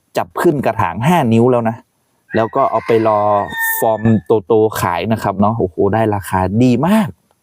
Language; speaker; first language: Thai; native; Thai